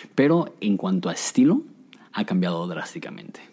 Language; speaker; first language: Spanish; native; Spanish